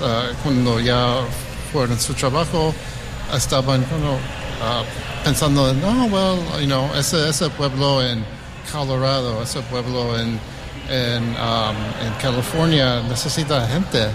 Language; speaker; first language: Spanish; early bilingual, heritage; English